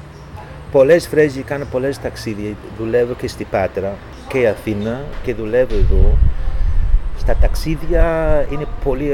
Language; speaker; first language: Greek; non-native, fluent; English